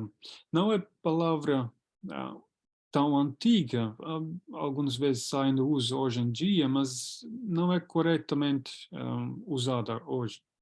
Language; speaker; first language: Portuguese; non-native, fluent; Latvian